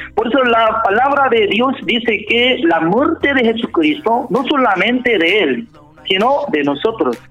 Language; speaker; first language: Spanish; non-native, learner; Korean